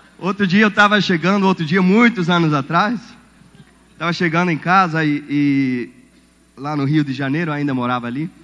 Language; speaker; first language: Portuguese; non-native, fluent; German